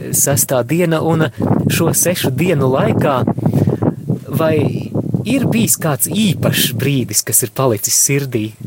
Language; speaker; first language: Latvian; native; Latvian